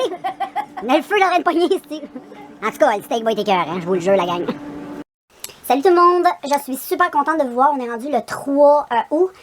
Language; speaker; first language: French; native; French